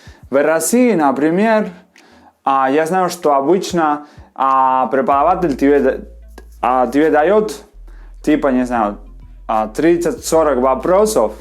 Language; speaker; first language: Russian; non-native, fluent; Spanish